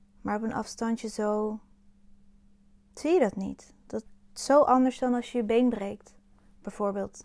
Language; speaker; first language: Dutch; native; Dutch